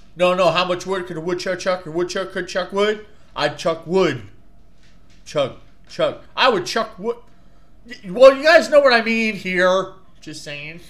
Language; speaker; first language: English; native; English